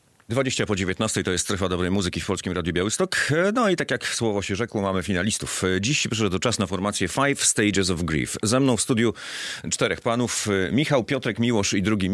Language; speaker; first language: Polish; native; Polish